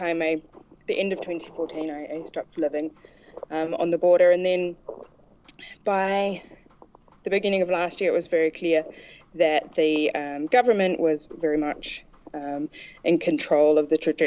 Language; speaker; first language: English; native; English